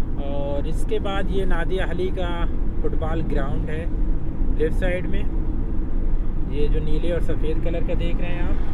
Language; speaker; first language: Hindi; native; Hindi